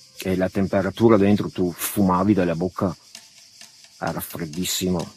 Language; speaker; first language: Italian; early bilingual, other home language; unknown